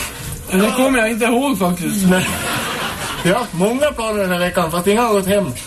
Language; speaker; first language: Swedish; native; Swedish